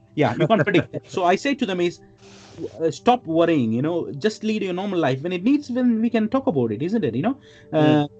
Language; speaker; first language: English; non-native, local second language; Malayalam